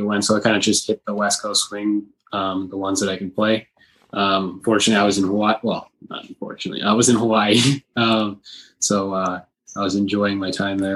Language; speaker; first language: English; native; English